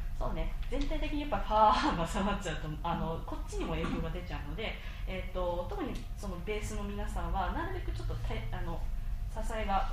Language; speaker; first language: Japanese; native; Japanese